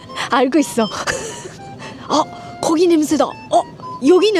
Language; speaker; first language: Korean; non-native, learner; Japanese